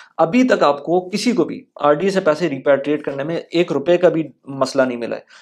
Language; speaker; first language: Urdu; native; Urdu